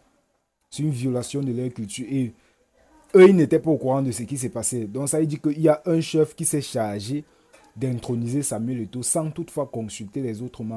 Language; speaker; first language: French; native; French